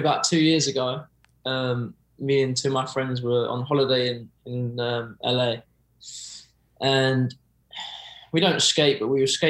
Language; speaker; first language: English; native; English